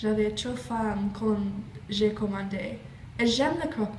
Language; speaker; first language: French; non-native, learner; English